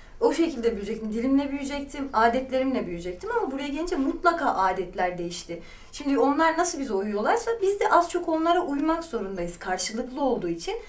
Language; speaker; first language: Turkish; native; Turkish